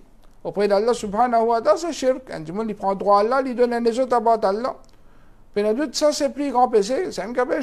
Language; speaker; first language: French; non-native, local second language; Morisyen